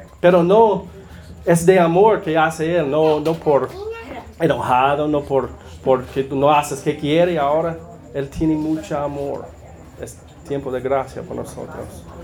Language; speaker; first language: Spanish; non-native, learner; English